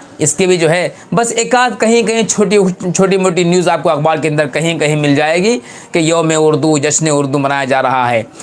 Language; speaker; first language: Urdu; native; Urdu